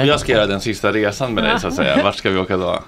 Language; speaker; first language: Swedish; native; Swedish